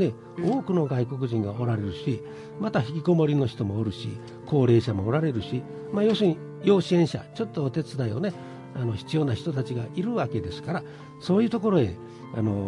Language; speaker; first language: Japanese; native; Japanese